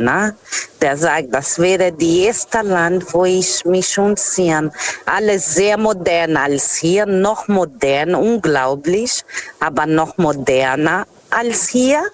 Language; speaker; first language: German; non-native, fluent; Portuguese